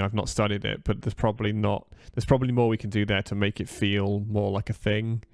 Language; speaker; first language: English; native; English